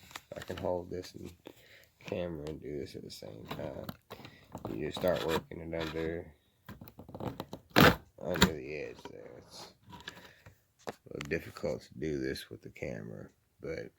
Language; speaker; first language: English; native; English